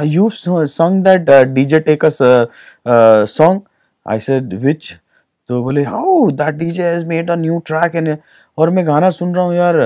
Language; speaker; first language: Hindi; native; Hindi